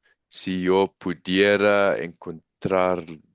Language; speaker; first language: Spanish; non-native, learner; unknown